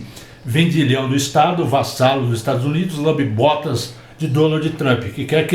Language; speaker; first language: Portuguese; native; Portuguese